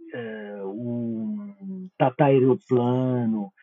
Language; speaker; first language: Portuguese; non-native, fluent; Italian